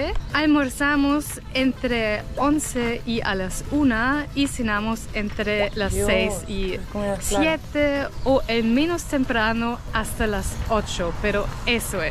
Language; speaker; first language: Spanish; non-native, fluent; German